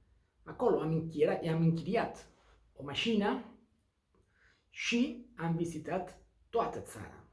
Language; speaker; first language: Romanian; non-native, learner; Basque